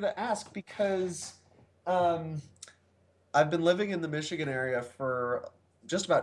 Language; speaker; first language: English; native; English